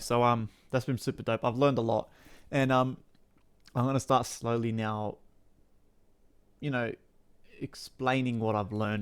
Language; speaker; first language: English; native; English